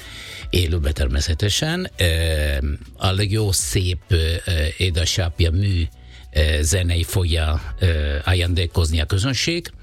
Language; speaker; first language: Hungarian; non-native, fluent; Italian